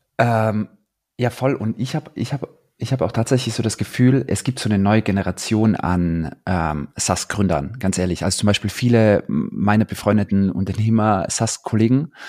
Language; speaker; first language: German; native; German